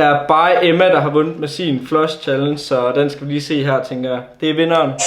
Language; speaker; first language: Danish; native; Danish